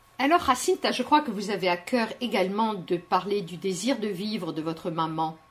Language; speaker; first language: French; native; French